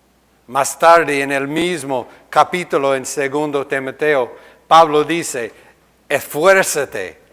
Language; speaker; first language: Spanish; non-native, fluent; English